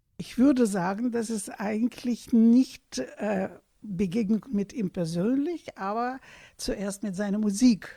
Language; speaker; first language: German; non-native, fluent; Russian